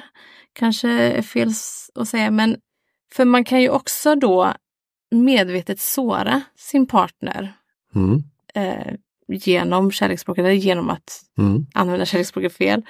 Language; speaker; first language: Swedish; native; Swedish